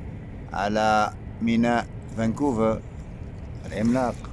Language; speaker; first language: Arabic; native; Arabic